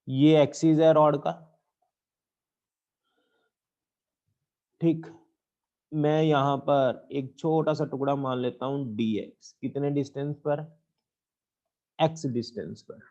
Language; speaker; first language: Hindi; native; Hindi